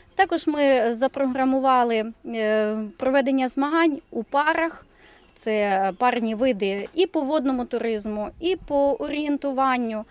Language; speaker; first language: Ukrainian; native; Ukrainian